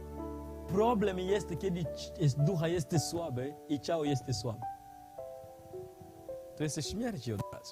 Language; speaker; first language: Polish; non-native, learner; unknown